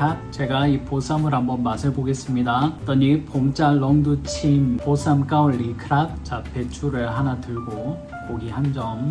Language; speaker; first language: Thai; non-native, learner; Korean